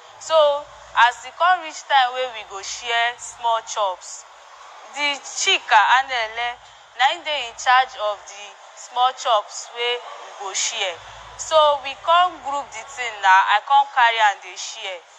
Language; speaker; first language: Nigerian Pidgin; native; Nigerian Pidgin